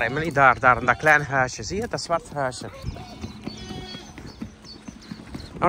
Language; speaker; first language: Dutch; native; Dutch